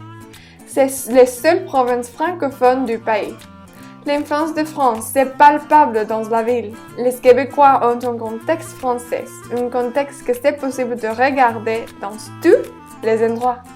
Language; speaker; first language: French; non-native, learner; Spanish